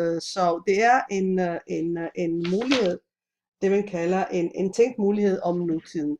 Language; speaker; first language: Danish; non-native, fluent; Italian